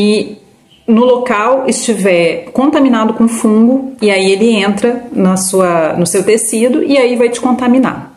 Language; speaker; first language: Portuguese; native; Portuguese